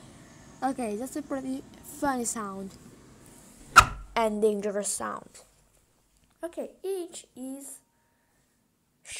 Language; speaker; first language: English; non-native, fluent; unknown